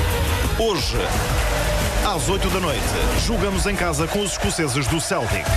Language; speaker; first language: Portuguese; native; Portuguese